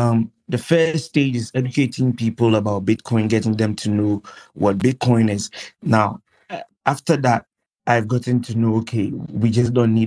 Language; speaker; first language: English; non-native, local second language; Akan